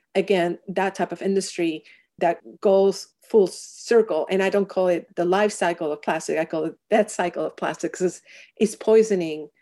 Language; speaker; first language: English; non-native, fluent; Spanish